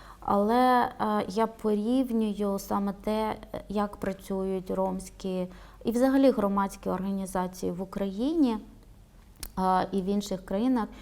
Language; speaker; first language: Ukrainian; non-native, local second language; Romany